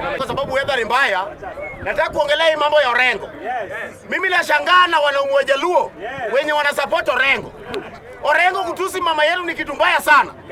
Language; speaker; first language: Swahili; native; Swahili